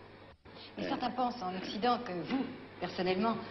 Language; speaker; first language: French; native; French